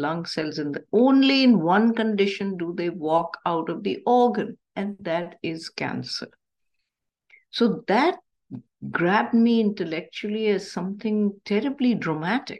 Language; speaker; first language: English; non-native, local second language; Urdu